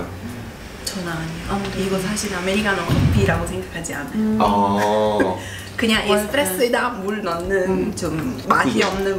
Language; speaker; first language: Korean; non-native, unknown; Italian